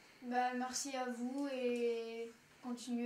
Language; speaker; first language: French; non-native, learner; German